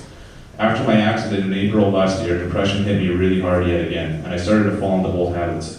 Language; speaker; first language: English; native; English